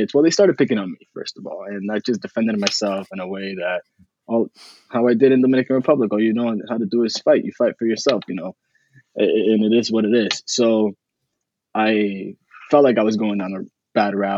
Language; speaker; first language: English; early bilingual, other home language; Spanish